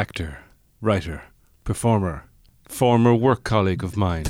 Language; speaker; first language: English; native; English